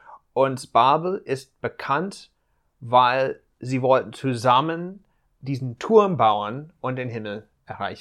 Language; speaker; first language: German; non-native, fluent; English